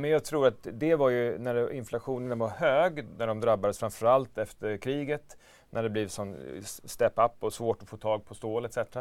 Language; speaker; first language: Swedish; native; Swedish